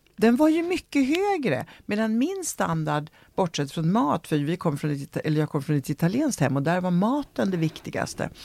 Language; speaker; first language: Swedish; early bilingual, other home language; Italian